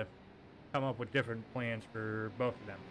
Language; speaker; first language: English; native; English